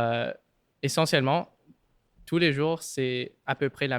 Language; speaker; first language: French; non-native, local second language; English